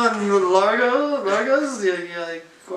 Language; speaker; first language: Spanish; non-native, learner; English